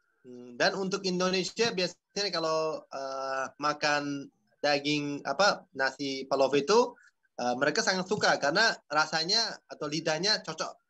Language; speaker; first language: Indonesian; non-native, fluent; Uzbek